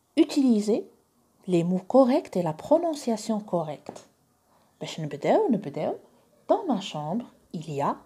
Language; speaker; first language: French; non-native, local second language; Arabic